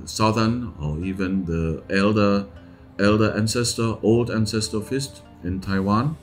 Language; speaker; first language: English; non-native, fluent; German